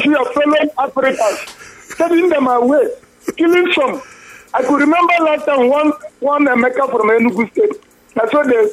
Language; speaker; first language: English; non-native, local second language; Igbo